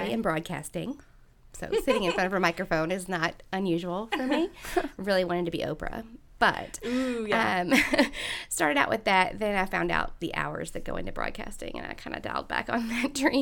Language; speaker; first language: English; native; English